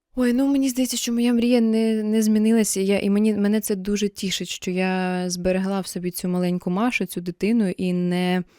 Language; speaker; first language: Ukrainian; non-native, local second language; Russian